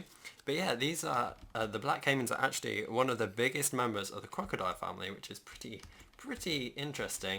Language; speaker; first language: English; native; English